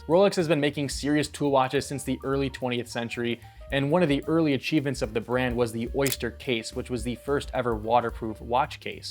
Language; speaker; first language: English; native; English